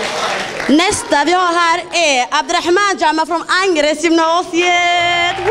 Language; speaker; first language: Swedish; early bilingual, other home language; Somali